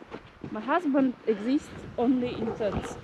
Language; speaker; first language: English; non-native, learner; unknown